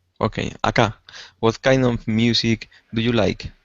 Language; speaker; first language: English; non-native, learner; Spanish